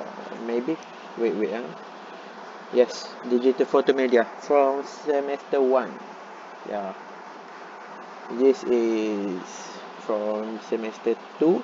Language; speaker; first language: English; non-native, learner; Malay